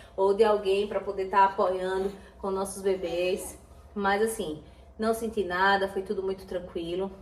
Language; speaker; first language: Portuguese; native; Portuguese